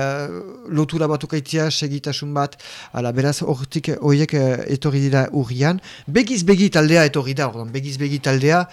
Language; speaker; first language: Basque; native; Basque